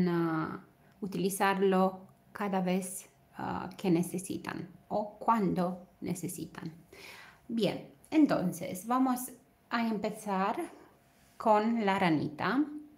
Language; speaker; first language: Spanish; non-native, fluent; Romanian